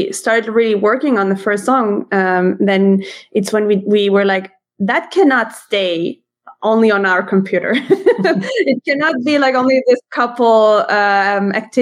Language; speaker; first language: English; non-native, fluent; Hebrew